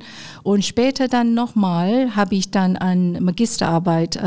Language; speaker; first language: German; non-native, fluent; Chinese